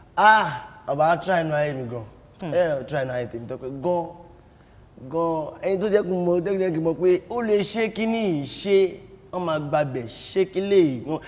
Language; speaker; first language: Yoruba; native; Yoruba